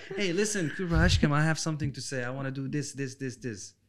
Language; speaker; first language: English; non-native, fluent; Arabic